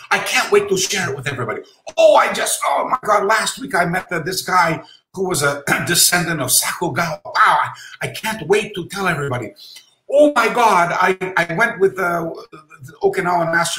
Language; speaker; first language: English; native; English